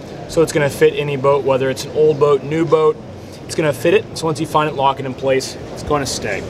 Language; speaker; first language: English; native; English